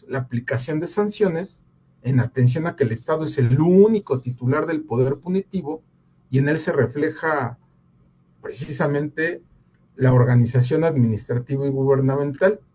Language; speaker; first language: Spanish; native; Spanish